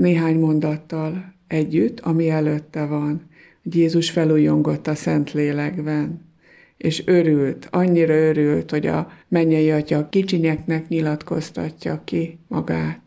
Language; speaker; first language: Hungarian; native; Hungarian